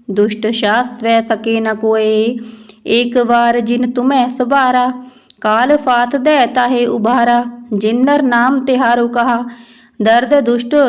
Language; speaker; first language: Hindi; non-native, local second language; Punjabi